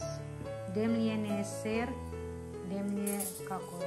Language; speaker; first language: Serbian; non-native, learner; Filipino